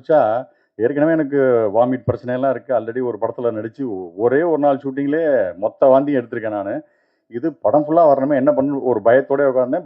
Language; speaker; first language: Tamil; native; Tamil